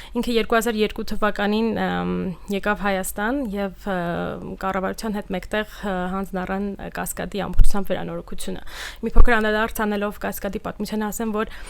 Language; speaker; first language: Armenian; early bilingual, heritage; Armenian